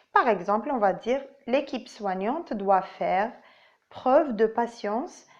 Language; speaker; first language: French; non-native, local second language; Arabic